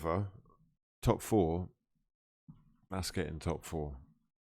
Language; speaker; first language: English; native; English